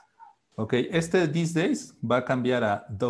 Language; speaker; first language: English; non-native, fluent; Spanish